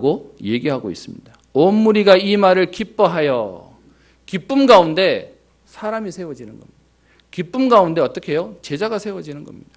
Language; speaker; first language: Korean; native; Korean